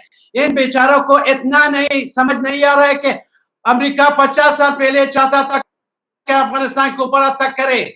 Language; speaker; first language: Hindi; non-native, learner; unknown